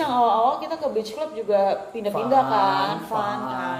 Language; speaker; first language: Indonesian; native; Indonesian